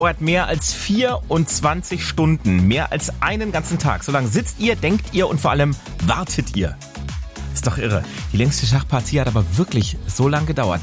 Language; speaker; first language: German; native; German